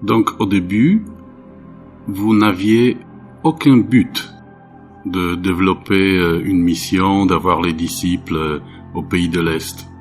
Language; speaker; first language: French; non-native, fluent; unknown